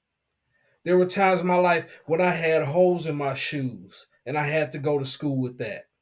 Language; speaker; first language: English; native; English